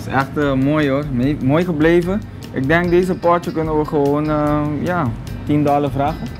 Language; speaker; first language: Dutch; non-native, local second language; Papiamento